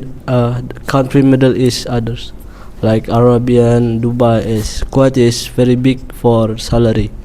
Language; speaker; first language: English; non-native, learner; Indonesian